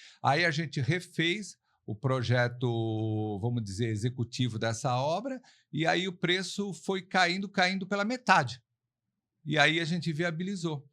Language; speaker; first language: Portuguese; native; Portuguese